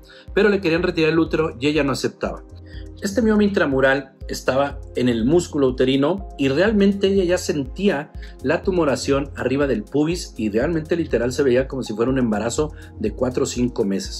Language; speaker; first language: Spanish; native; Spanish